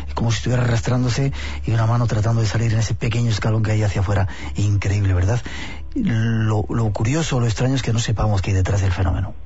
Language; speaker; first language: Spanish; native; Spanish